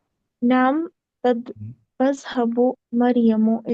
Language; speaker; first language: Arabic; non-native, learner; Urdu